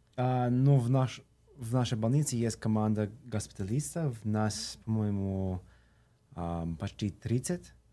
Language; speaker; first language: Russian; non-native, learner; English